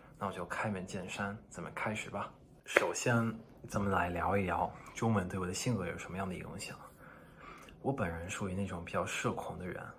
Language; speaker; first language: Chinese; non-native, fluent; English